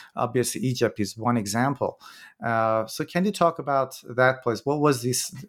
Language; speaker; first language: English; non-native, fluent; Persian